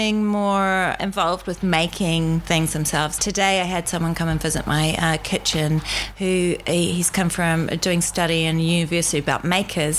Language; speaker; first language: English; native; English